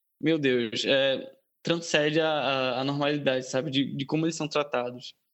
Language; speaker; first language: Portuguese; native; Portuguese